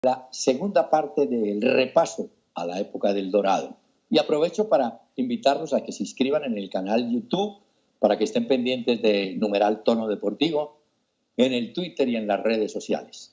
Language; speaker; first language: Spanish; native; Spanish